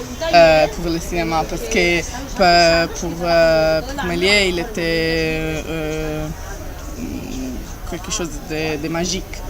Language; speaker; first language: French; non-native, learner; Italian